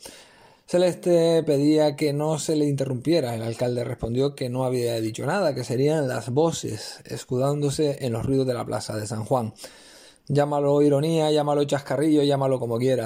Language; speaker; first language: Spanish; native; Spanish